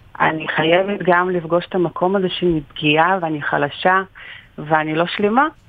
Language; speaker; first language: Hebrew; non-native, fluent; Russian